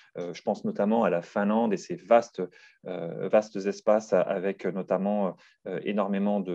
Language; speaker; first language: French; native; French